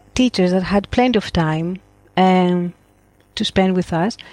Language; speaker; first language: English; non-native, fluent; Greek